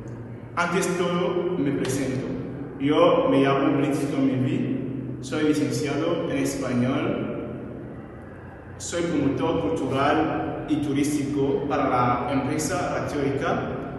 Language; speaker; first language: Spanish; non-native, fluent; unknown